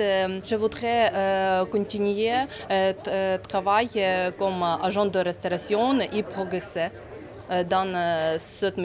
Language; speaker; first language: French; non-native, learner; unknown